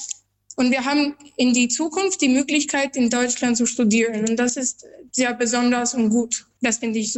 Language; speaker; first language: German; non-native, learner; Albanian